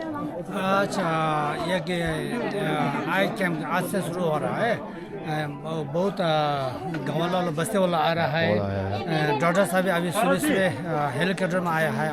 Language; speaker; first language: Hindi; non-native, fluent; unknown